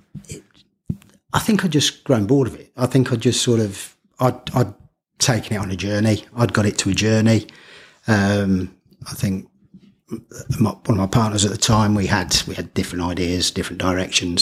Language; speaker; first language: English; native; English